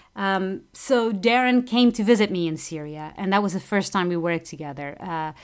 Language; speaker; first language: English; non-native, fluent; Portuguese